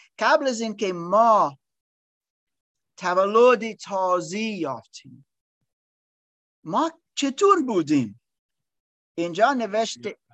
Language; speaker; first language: Persian; non-native, learner; English